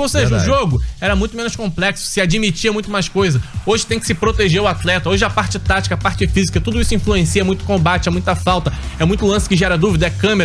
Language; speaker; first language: Portuguese; native; Portuguese